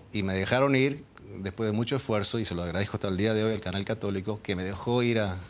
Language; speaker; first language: Spanish; early bilingual, other home language; Dutch